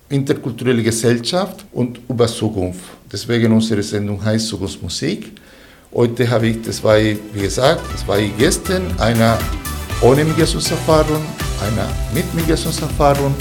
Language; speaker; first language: German; non-native, fluent; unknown